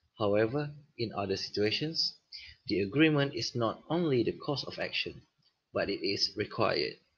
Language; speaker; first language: English; non-native, local second language; Malay